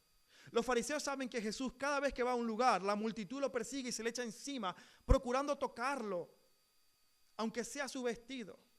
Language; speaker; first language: Spanish; native; Spanish